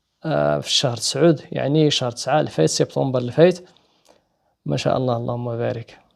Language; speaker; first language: Arabic; native; Arabic